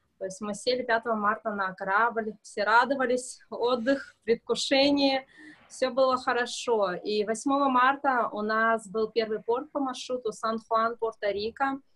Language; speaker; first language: Russian; native; Russian